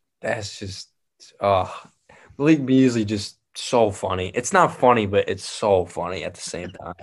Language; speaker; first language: English; native; English